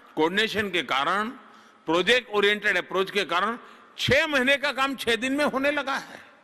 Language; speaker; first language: Hindi; non-native, local second language; Gujarati